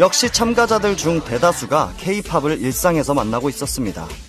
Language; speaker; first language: Korean; native; Korean